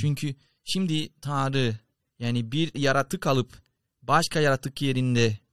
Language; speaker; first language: Turkish; non-native, fluent; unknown